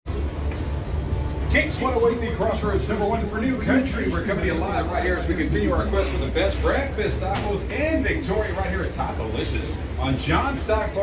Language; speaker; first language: English; native; English